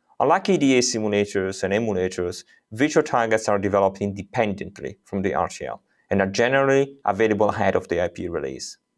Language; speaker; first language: English; non-native, fluent; Italian